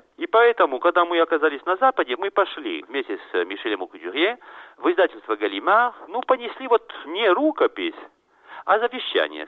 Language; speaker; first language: Russian; non-native, fluent; French